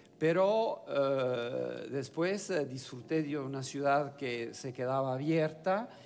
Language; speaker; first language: Spanish; non-native, fluent; Italian